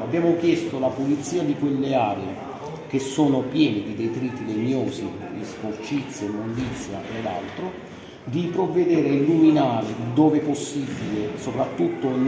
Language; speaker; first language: Italian; native; Italian